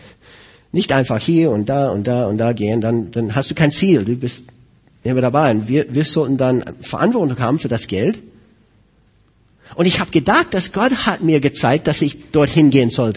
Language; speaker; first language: German; non-native, fluent; English